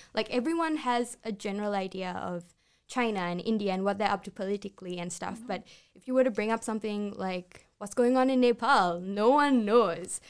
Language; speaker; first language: English; non-native, local second language; Sinhala